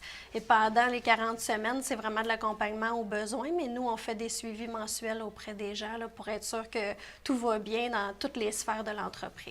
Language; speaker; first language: French; native; French